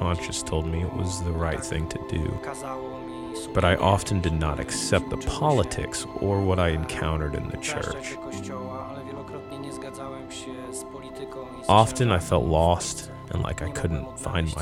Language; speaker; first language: English; non-native, fluent; Polish